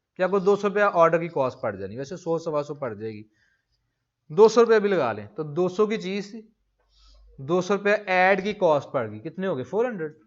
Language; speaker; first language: Urdu; non-native, local second language; Punjabi